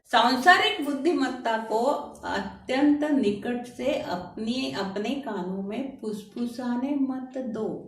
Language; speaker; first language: Hindi; non-native, local second language; Marathi